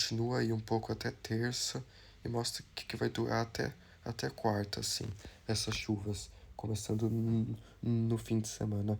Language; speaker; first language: Portuguese; non-native, learner; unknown